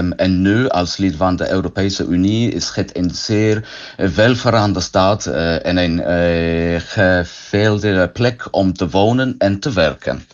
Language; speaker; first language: Dutch; non-native, learner; English